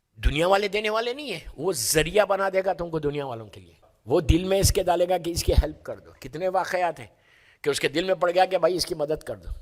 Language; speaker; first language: Urdu; native; Urdu